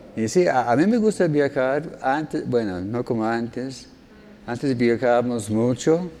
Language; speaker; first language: Spanish; non-native, fluent; English